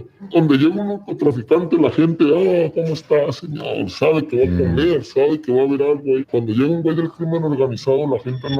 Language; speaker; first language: Spanish; native; Spanish